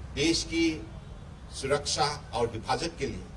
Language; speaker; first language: Hindi; non-native, local second language; Assamese